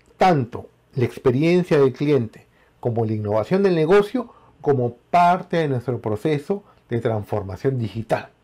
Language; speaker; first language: Spanish; native; Spanish